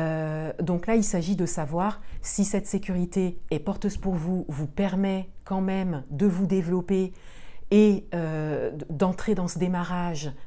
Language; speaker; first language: French; native; French